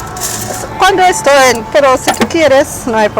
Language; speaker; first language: Spanish; non-native, learner; English